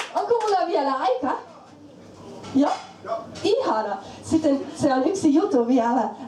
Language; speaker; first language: Finnish; non-native, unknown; German